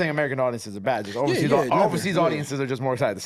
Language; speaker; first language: English; native; English